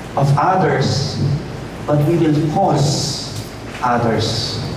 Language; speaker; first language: English; non-native, local second language; Filipino